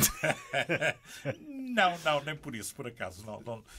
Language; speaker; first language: Portuguese; native; Portuguese